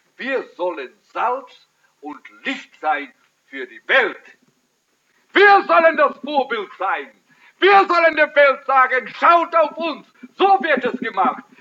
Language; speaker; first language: German; early bilingual, heritage; German